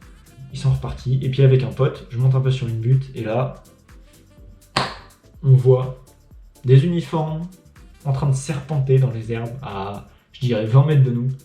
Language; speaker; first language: French; native; French